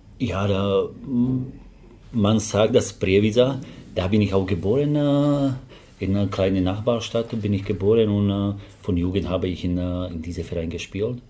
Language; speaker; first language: German; non-native, fluent; Slovak